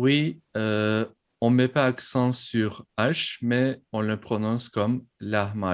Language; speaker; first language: French; non-native, fluent; Turkish